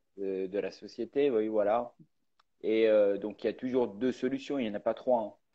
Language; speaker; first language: French; early bilingual, other home language; Persian